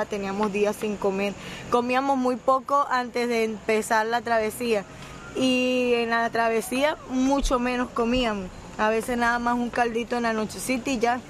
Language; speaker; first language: Spanish; native; Spanish